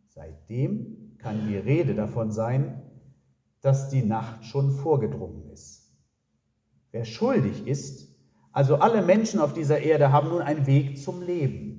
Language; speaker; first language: German; native; German